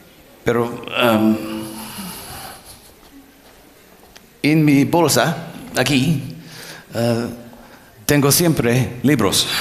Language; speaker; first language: Spanish; non-native, learner; English